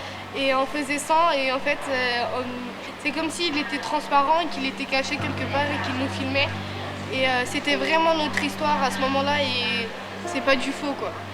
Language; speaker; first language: French; early bilingual, other home language; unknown